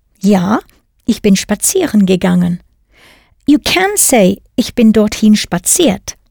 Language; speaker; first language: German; non-native, fluent; English